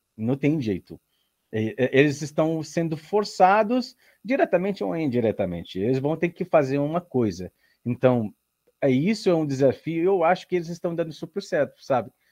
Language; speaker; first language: Portuguese; non-native, learner; Arabic